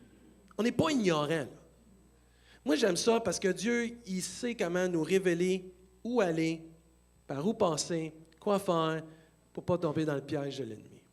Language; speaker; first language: French; native; French